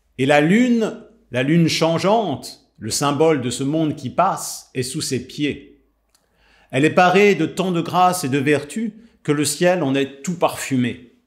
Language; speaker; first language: French; native; French